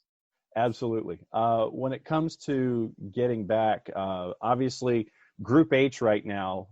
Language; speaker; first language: English; native; English